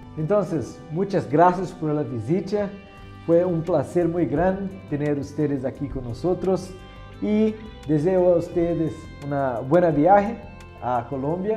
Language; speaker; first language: Spanish; non-native, fluent; Portuguese